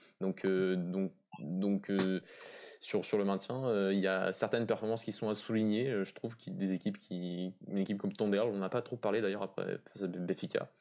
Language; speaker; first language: French; native; French